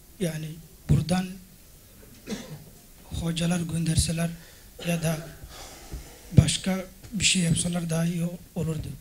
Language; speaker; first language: Turkish; non-native, fluent; Somali